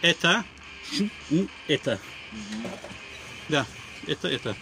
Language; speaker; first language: Russian; non-native, learner; Turkish